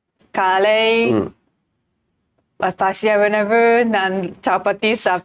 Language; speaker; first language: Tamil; non-native, learner; Japanese